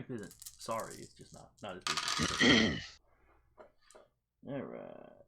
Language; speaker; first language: English; native; English